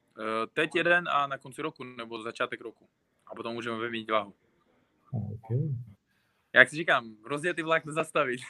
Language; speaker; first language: Czech; non-native, fluent; Uzbek